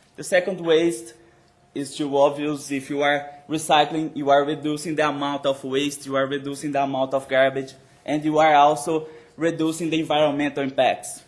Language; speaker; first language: English; non-native, fluent; Portuguese